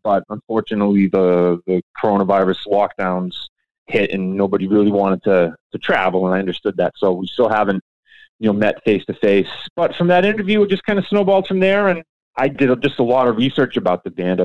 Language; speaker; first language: English; native; English